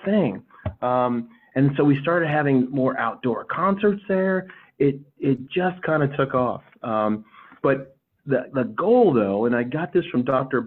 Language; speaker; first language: English; native; English